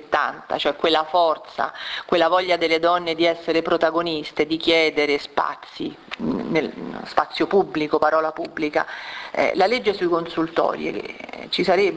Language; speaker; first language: Italian; native; Italian